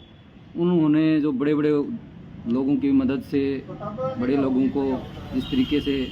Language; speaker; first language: Hindi; native; Hindi